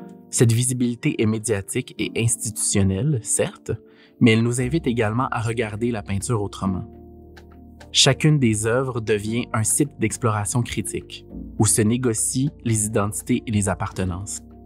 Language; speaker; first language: French; native; French